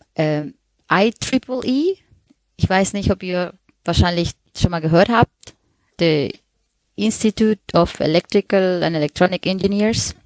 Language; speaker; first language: German; non-native, fluent; Spanish